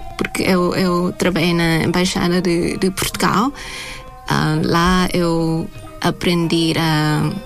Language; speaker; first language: Portuguese; non-native, fluent; Thai